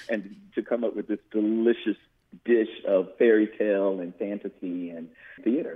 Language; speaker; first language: English; native; English